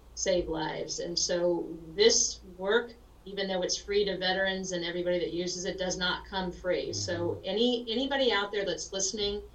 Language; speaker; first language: English; native; English